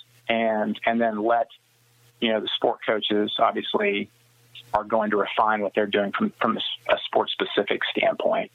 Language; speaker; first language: English; native; English